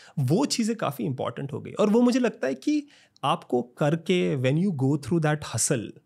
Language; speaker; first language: Hindi; native; Hindi